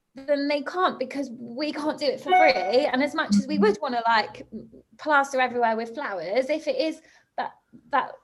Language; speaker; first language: English; native; English